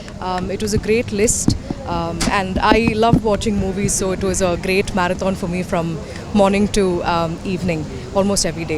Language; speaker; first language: English; non-native, local second language; Telugu